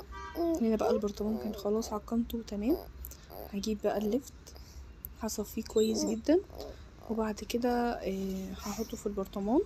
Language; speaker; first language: Arabic; native; Arabic